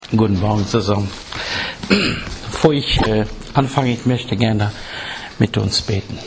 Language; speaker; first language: German; non-native, fluent; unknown